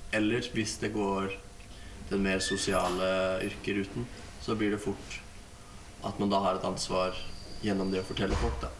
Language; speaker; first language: Norwegian; native; Norwegian